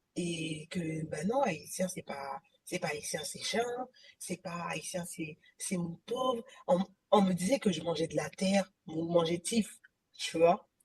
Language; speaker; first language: French; early bilingual, other home language; Haitian Creole